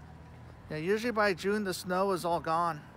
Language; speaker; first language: English; native; English